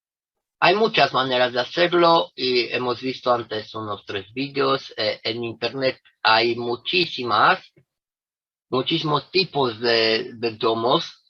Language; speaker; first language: Spanish; non-native, fluent; Romanian